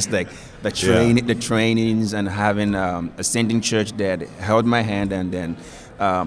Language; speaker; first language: English; non-native, local second language; Yoruba